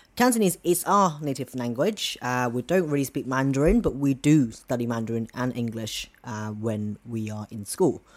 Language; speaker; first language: English; non-native, local second language; Cantonese